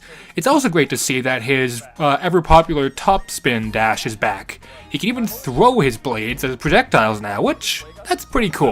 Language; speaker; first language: English; native; English